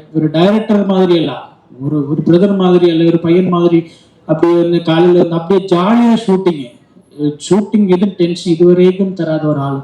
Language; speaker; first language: Tamil; non-native, learner; Malayalam